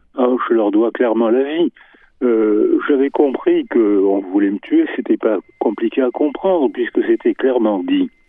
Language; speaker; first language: French; native; French